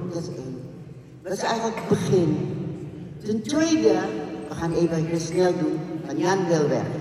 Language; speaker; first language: Dutch; non-native, fluent; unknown